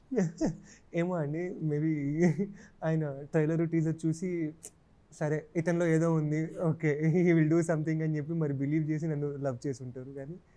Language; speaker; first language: Telugu; native; Telugu